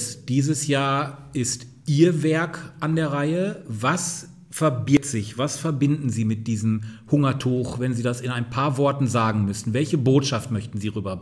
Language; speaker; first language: German; native; German